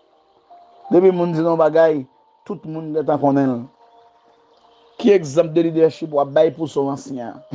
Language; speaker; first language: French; non-native, learner; Haitian Creole